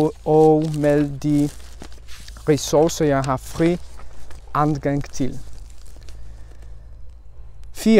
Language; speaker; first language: Danish; non-native, learner; Polish